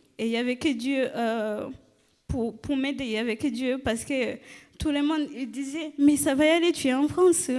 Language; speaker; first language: French; non-native, fluent; Kinyarwanda